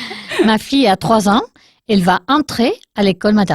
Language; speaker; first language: French; non-native, learner; Spanish